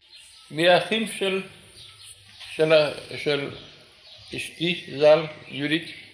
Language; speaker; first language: Hebrew; non-native, fluent; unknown